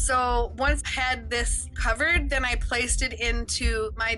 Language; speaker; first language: English; native; English